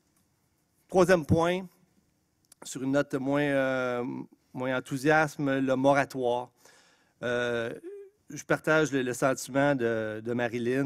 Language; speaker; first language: French; native; French